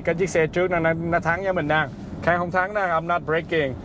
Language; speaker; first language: Vietnamese; early bilingual, heritage; Vietnamese